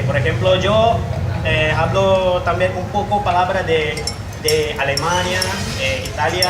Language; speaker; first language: Spanish; non-native, learner; Indonesian